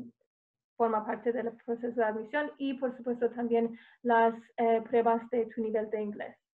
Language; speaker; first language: Spanish; non-native, fluent; English